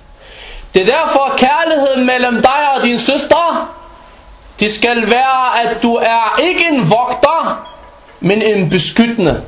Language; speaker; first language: Danish; non-native, fluent; Arabic